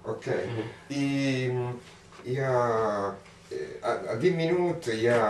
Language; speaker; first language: Russian; non-native, learner; Italian